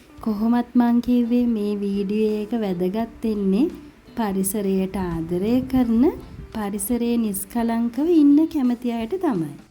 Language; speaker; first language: Sinhala; native; Sinhala